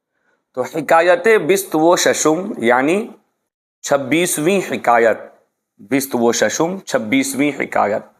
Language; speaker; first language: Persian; non-native, fluent; Urdu